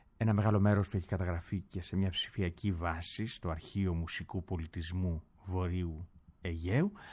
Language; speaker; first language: Greek; native; Greek